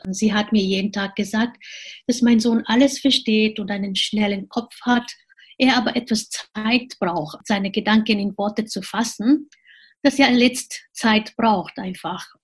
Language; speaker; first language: German; non-native, fluent; Japanese